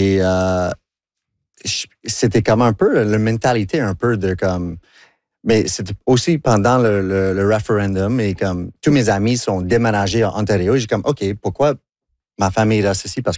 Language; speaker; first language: French; non-native, local second language; English